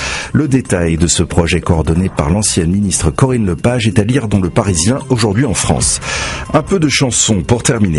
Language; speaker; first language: French; native; French